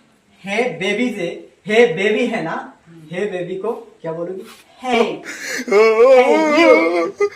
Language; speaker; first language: Hindi; non-native, local second language; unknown